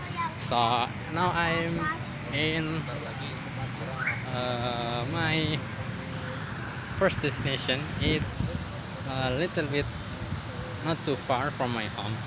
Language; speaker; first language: English; non-native, learner; Indonesian